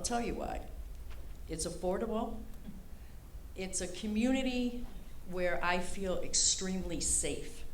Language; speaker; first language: English; native; English